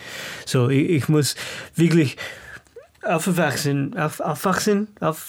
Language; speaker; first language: German; non-native, learner; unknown